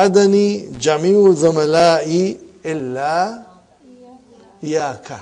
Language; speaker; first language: Arabic; non-native, fluent; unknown